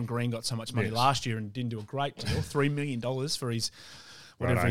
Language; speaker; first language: English; native; English